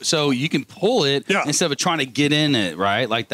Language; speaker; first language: English; native; English